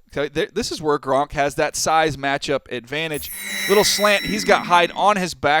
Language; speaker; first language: English; native; English